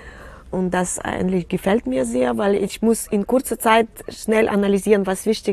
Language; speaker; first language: German; non-native, fluent; Russian